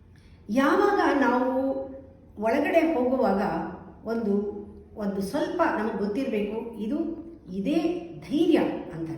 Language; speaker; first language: Kannada; native; Kannada